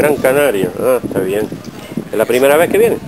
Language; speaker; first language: Spanish; native; Spanish